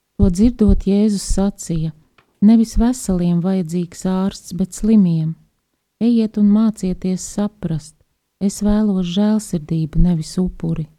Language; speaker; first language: Latvian; native; Latvian